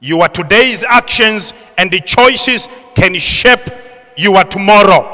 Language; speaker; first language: English; non-native, local second language; Swahili